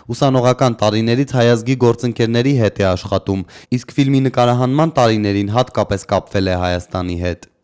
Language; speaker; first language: Armenian; native; Armenian